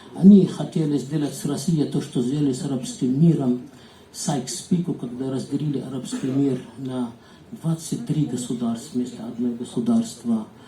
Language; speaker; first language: Russian; non-native, fluent; Arabic